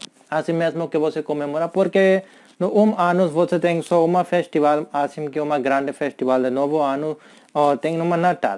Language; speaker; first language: Portuguese; non-native, learner; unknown